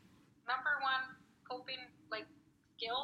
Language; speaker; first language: English; non-native, fluent; Spanish